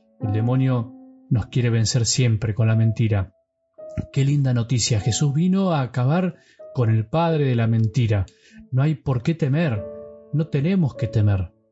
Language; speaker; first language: Spanish; native; Spanish